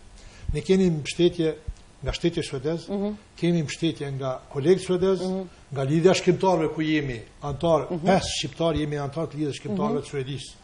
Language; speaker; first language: Albanian; native; Albanian